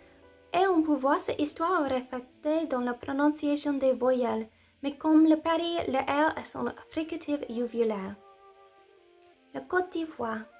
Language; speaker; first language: French; non-native, learner; English